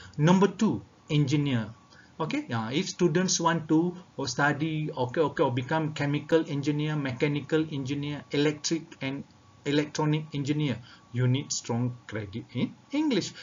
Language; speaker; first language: English; non-native, local second language; Tamil